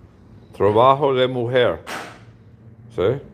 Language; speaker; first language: Spanish; non-native, learner; English